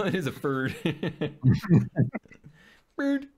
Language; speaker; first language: English; native; English